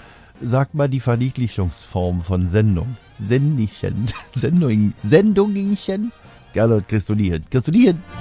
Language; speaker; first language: German; native; German